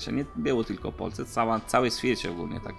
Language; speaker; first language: Polish; non-native, learner; Italian